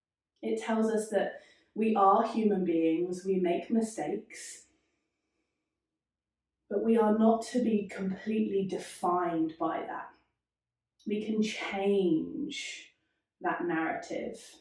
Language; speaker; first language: English; native; English